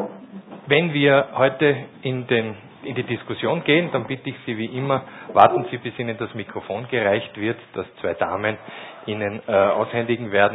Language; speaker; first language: German; native; German